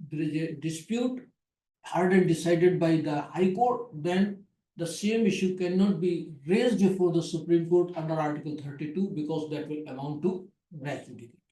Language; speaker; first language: English; non-native, local second language; Hindi